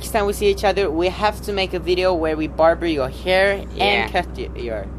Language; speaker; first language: English; non-native, fluent; Norwegian